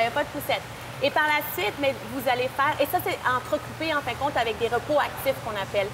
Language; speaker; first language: French; native; French